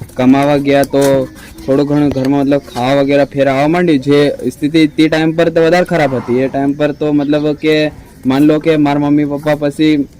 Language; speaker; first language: Gujarati; non-native, local second language; Bhili